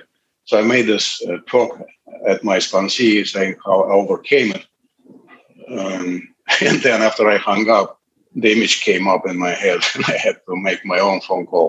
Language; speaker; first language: English; non-native, fluent; Russian